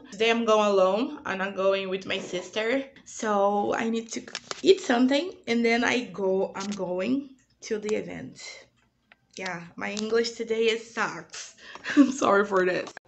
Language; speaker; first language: English; non-native, learner; Portuguese